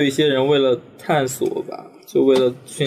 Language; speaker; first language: Chinese; native; Chinese